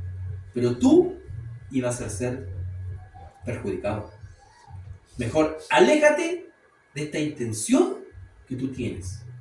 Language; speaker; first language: Spanish; native; Spanish